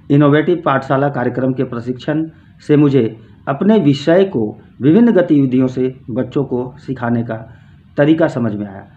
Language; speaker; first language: Hindi; native; Hindi